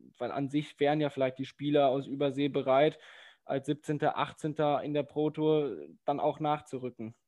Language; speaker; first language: German; native; German